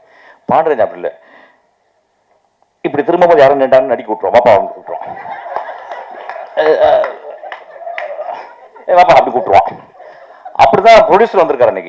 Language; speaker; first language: Tamil; native; Tamil